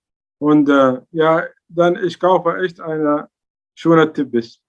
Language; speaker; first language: German; non-native, learner; Arabic